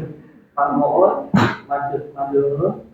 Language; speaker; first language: Arabic; non-native, learner; Indonesian